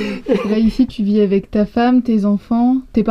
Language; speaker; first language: French; native; French